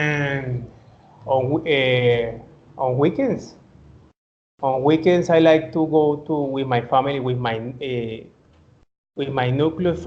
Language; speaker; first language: English; non-native, learner; Spanish